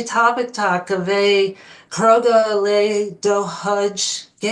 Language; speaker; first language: Irish; non-native, learner; English